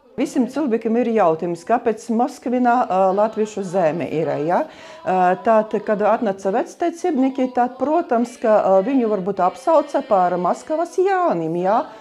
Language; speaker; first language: Latvian; early bilingual, other home language; Russian